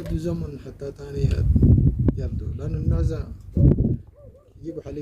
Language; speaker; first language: Arabic; native; Arabic